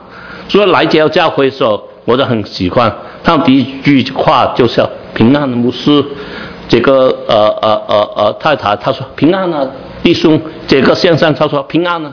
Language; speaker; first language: Chinese; non-native, learner; Cantonese